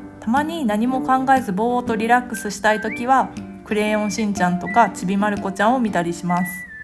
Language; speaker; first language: Japanese; native; Japanese